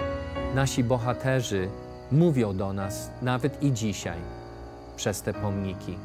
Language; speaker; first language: Polish; early bilingual, heritage; English